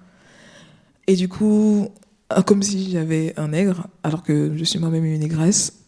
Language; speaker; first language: French; native; French